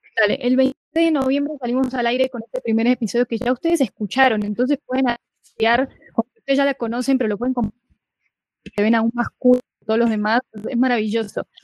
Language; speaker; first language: Spanish; native; Spanish